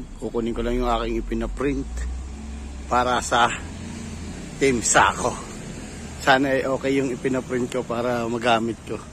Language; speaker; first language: Filipino; native; Filipino